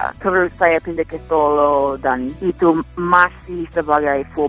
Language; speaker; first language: Indonesian; non-native, fluent; English